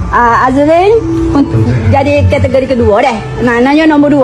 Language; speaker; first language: Malay; native; Malay